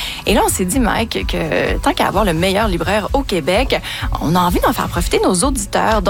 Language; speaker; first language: French; native; French